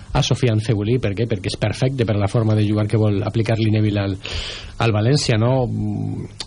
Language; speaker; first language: Catalan; native; Catalan